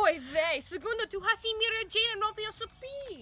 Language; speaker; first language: Spanish; non-native, learner; English